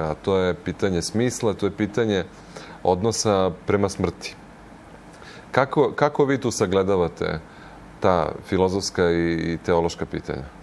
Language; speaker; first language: Croatian; native; Croatian